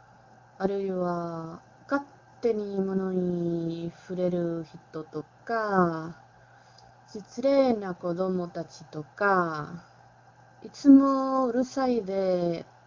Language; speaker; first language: Japanese; non-native, learner; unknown